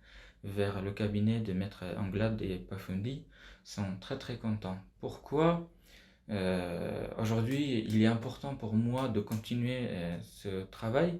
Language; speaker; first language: French; non-native, fluent; Persian